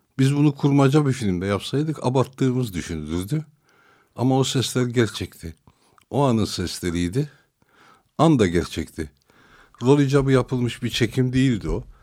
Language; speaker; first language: Turkish; non-native, local second language; Armenian